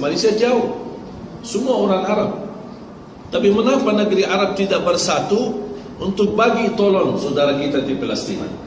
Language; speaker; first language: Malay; non-native, fluent; Arabic